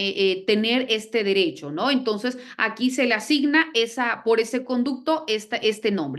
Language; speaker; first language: Spanish; native; Spanish